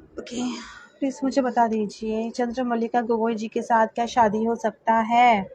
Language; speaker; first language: Hindi; non-native, local second language; Bangla